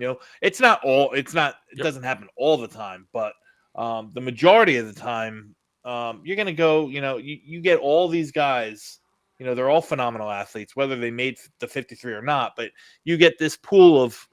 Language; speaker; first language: English; native; English